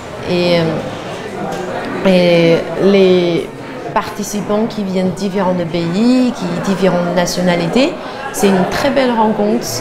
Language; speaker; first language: French; non-native, fluent; Chinese